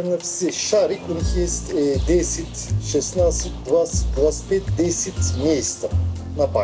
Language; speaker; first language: Russian; non-native, learner; Turkish